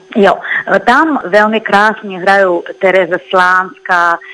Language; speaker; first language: Czech; non-native, fluent; Russian